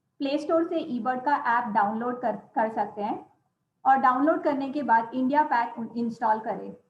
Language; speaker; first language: Hindi; non-native, local second language; Gujarati